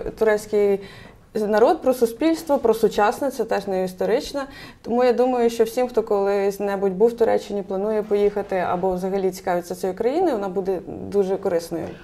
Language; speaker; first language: Ukrainian; native; Ukrainian